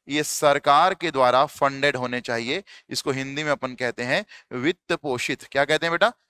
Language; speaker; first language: Hindi; native; Hindi